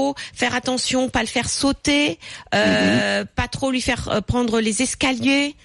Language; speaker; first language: French; native; French